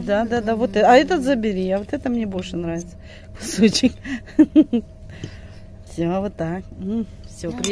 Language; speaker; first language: Russian; native; Russian